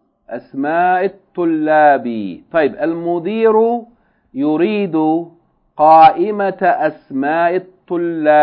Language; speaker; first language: Arabic; non-native, fluent; English